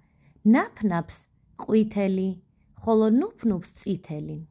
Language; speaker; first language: Georgian; native; Georgian